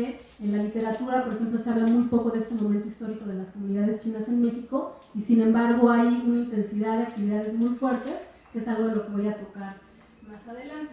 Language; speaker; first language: Spanish; native; Spanish